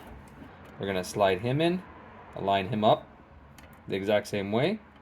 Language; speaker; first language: English; native; English